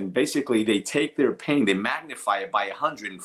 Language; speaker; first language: English; early bilingual, other home language; Portuguese